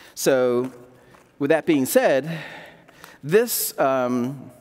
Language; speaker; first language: English; native; English